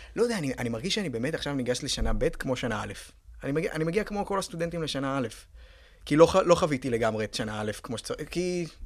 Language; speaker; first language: Hebrew; native; Hebrew